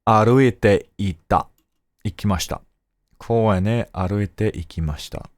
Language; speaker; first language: Japanese; non-native, learner; English